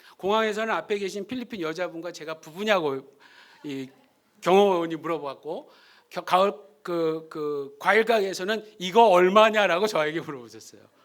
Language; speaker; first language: Korean; early bilingual, heritage; Korean